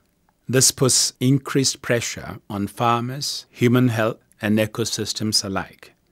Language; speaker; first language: English; non-native, local second language; Akan